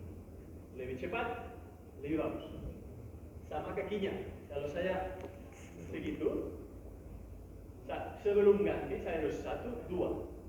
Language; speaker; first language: Indonesian; non-native, learner; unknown